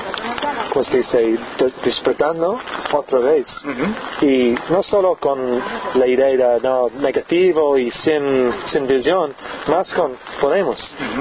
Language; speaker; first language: Spanish; non-native, learner; English